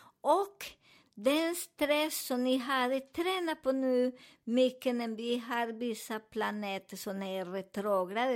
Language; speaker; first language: Swedish; non-native, learner; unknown